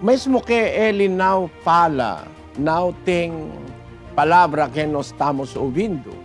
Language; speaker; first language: Portuguese; non-native, learner; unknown